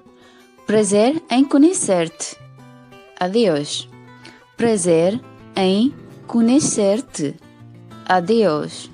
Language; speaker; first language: Portuguese; non-native, fluent; Nepali